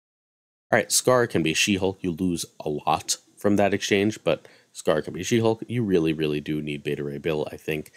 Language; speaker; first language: English; native; English